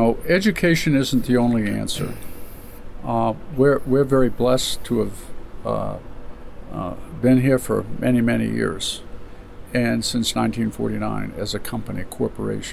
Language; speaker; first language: English; native; English